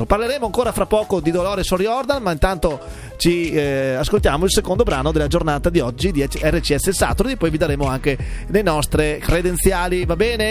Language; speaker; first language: Italian; native; Italian